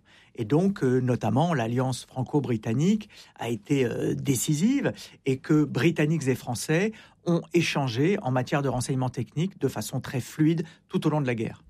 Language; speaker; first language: French; native; French